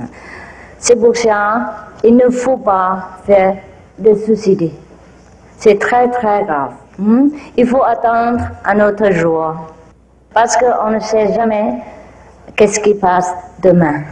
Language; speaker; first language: French; non-native, fluent; Vietnamese